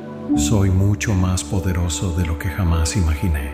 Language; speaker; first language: Spanish; native; Spanish